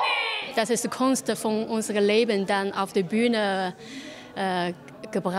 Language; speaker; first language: German; non-native, learner; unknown